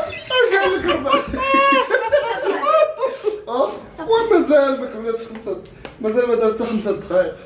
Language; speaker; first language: Arabic; native; Arabic